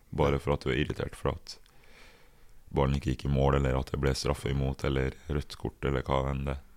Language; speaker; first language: Norwegian; early bilingual, other home language; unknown